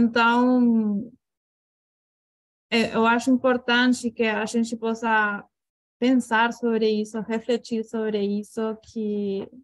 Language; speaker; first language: Portuguese; non-native, fluent; Spanish